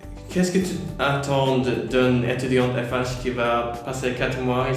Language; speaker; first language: French; non-native, learner; Swedish